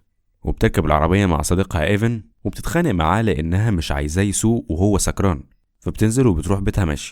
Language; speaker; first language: Arabic; native; Arabic